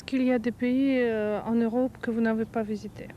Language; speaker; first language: French; non-native, fluent; Russian